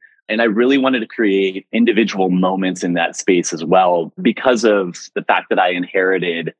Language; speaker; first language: English; native; English